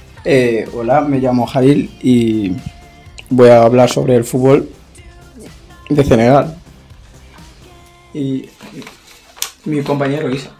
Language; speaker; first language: Spanish; non-native, learner; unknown